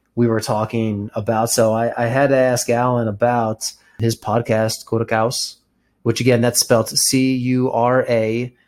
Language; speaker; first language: English; native; English